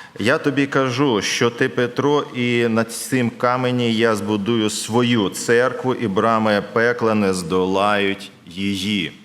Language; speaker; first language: Ukrainian; non-native, local second language; Russian